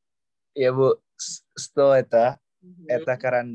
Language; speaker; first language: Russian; non-native, learner; Indonesian